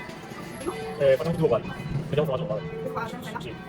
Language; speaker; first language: Italian; non-native, learner; Punjabi